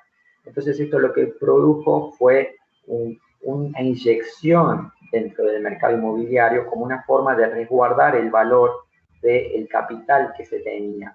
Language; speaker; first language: Spanish; native; Spanish